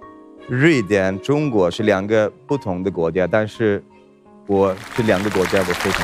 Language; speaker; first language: Chinese; non-native, fluent; Swedish